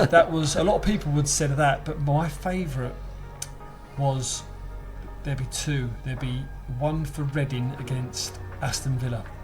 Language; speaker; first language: English; native; English